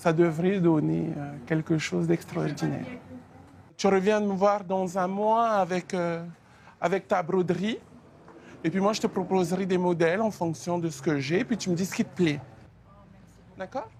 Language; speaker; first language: French; native; French